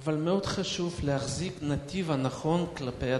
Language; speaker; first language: Hebrew; non-native, fluent; Russian